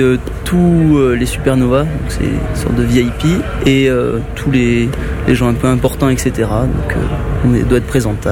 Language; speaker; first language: French; native; French